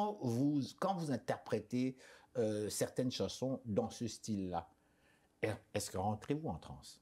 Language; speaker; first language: French; non-native, local second language; Lingala